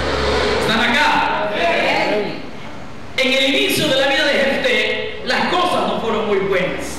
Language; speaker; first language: Spanish; native; Spanish